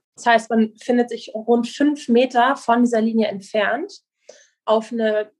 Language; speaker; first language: German; native; German